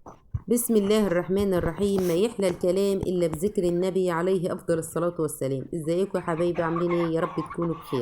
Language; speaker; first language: Arabic; native; Arabic